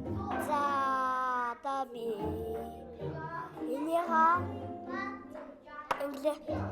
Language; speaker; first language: Mongolian; native; Mongolian